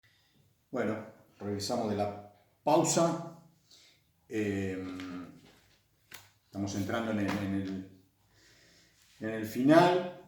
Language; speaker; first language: Spanish; native; Spanish